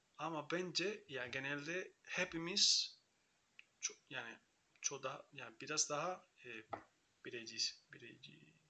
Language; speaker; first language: Turkish; non-native, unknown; Spanish